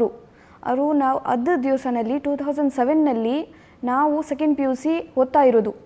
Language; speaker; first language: Kannada; non-native, local second language; Urdu